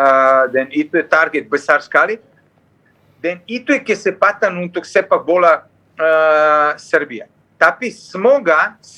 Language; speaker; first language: Indonesian; non-native, fluent; Serbian